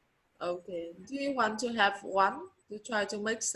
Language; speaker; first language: English; non-native, learner; Vietnamese